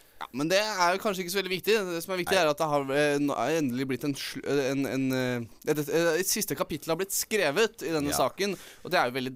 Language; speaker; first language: Norwegian; native; Norwegian